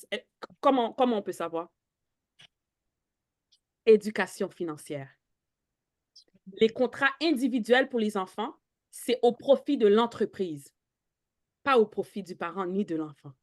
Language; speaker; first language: French; native; French